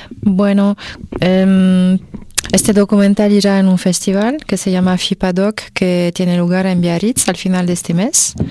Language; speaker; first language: Spanish; non-native, fluent; French